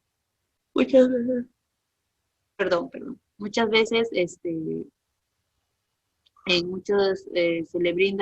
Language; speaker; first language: Spanish; native; Spanish